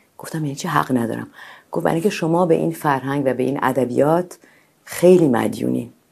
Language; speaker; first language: Persian; native; Persian